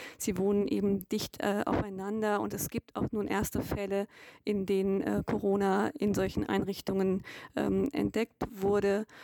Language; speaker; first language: German; native; German